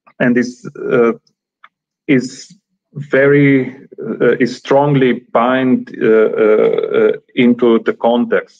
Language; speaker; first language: English; non-native, fluent; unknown